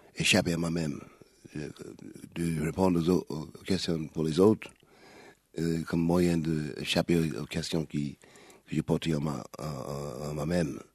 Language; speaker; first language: French; non-native, fluent; English